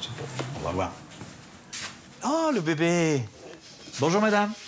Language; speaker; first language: French; native; French